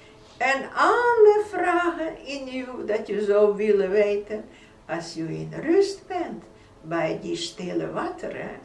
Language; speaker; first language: Dutch; non-native, fluent; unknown